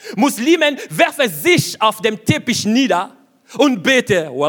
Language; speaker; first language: German; non-native, fluent; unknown